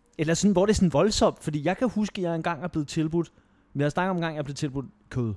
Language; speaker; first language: Danish; native; Danish